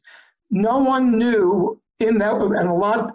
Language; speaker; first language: English; early bilingual, other home language; Yiddish